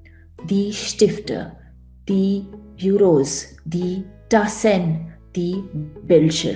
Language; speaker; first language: German; non-native, fluent; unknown